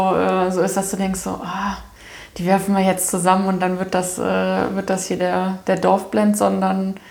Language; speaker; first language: German; native; German